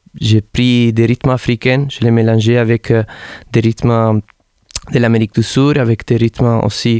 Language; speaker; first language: French; non-native, fluent; Italian